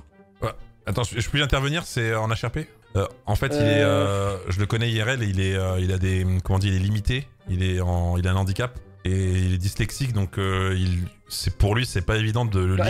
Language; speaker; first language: French; native; French